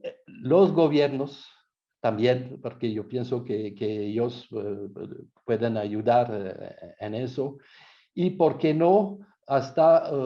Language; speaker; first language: Spanish; non-native, fluent; French